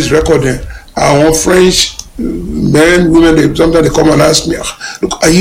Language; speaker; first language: English; non-native, local second language; Yoruba